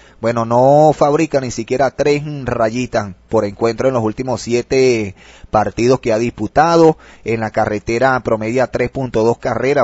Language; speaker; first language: Spanish; native; Spanish